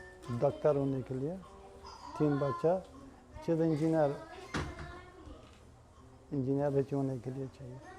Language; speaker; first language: Hindi; non-native, learner; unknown